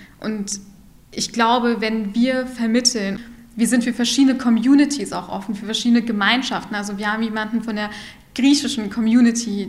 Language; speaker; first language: German; early bilingual, other home language; Urdu